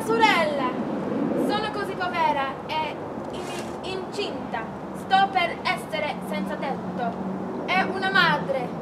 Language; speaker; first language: Italian; non-native, learner; English